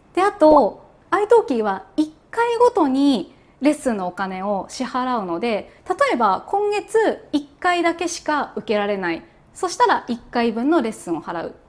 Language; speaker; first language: Japanese; native; Japanese